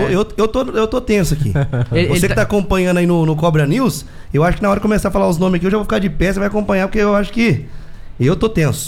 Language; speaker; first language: Portuguese; native; Portuguese